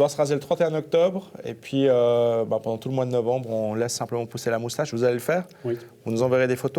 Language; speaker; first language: French; native; French